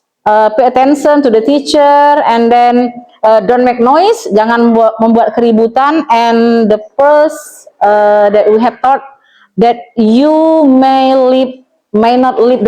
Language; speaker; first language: English; non-native, learner; Indonesian